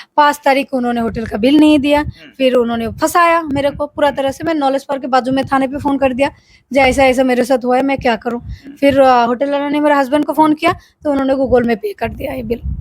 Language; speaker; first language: Hindi; non-native, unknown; Bangla